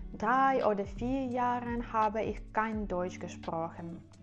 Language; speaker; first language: German; non-native, learner; Ukrainian